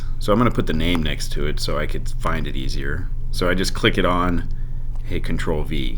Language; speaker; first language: English; native; English